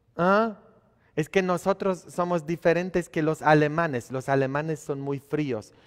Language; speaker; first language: Spanish; non-native, fluent; Polish